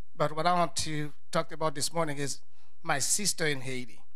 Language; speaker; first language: English; non-native, fluent; Haitian Creole